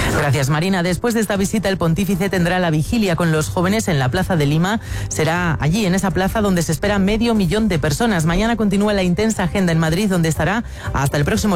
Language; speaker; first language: Spanish; native; Spanish